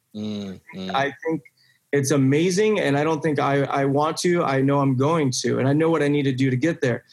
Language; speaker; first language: English; native; English